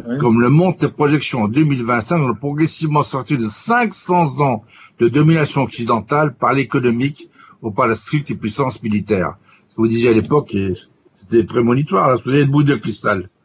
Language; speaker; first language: French; native; French